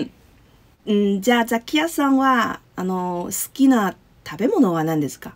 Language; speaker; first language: Japanese; non-native, learner; Chinese